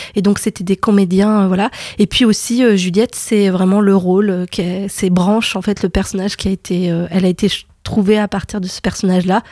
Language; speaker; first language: French; native; French